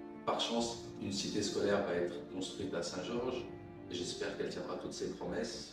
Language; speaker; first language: French; native; French